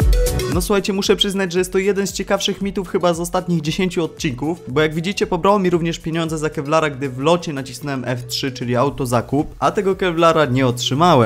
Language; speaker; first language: Polish; native; Polish